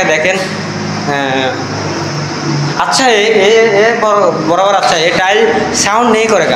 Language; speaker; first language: Hindi; non-native, learner; Bangla